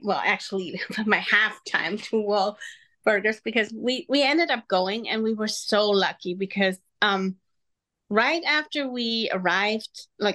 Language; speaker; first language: English; non-native, fluent; Spanish